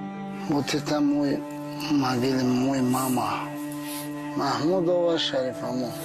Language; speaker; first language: Russian; non-native, learner; Tajik